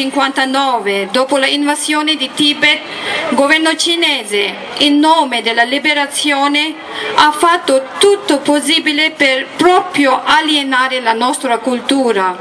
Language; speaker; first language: Italian; non-native, learner; Tibetan